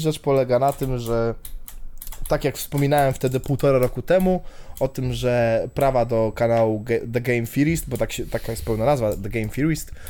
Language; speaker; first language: Polish; native; Polish